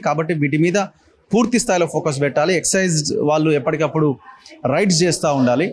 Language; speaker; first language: Telugu; native; Telugu